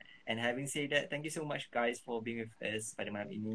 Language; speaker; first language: English; non-native, local second language; Malay